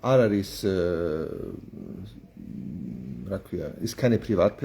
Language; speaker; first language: Georgian; non-native, learner; German